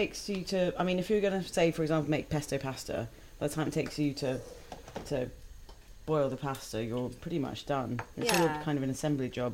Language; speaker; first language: English; native; English